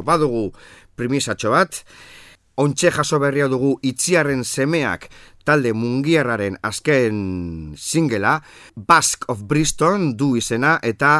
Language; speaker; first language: Basque; native; Basque